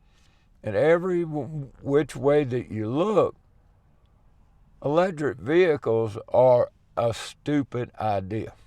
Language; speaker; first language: English; native; English